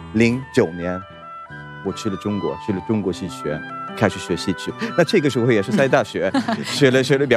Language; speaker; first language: Chinese; non-native, fluent; Swedish